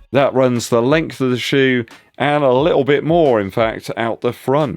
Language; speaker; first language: English; native; English